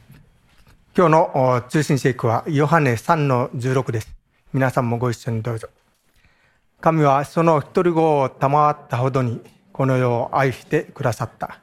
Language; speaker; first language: Japanese; native; Japanese